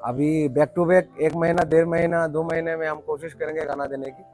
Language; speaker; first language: Hindi; non-native, local second language; Bangla